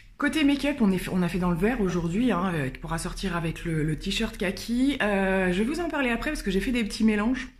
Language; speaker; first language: French; native; French